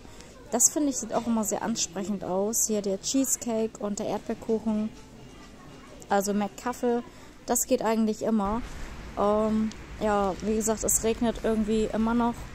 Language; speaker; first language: German; native; German